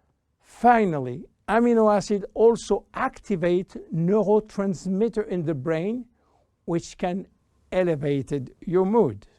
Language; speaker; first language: English; non-native, fluent; French